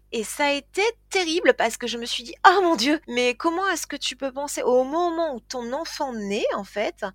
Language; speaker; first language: French; native; French